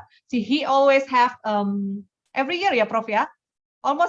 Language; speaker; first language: English; non-native, fluent; Indonesian